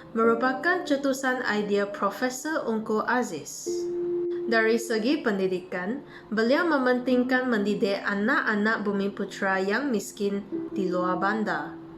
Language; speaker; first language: Malay; non-native, local second language; Chinese